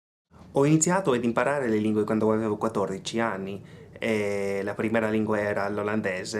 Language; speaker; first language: Italian; non-native, fluent; English